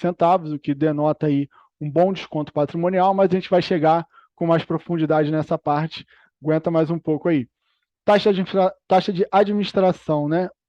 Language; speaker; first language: Portuguese; native; Portuguese